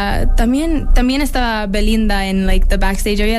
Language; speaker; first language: Spanish; early bilingual, heritage; English